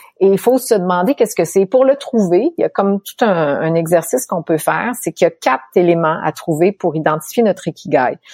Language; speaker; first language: French; native; French